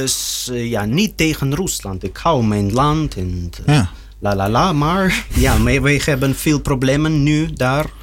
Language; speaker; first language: Dutch; non-native, learner; Russian